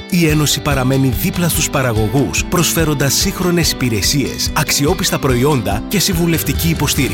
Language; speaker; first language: Greek; native; Greek